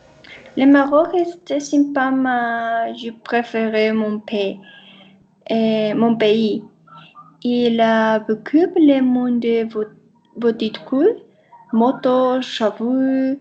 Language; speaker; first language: French; non-native, learner; Spanish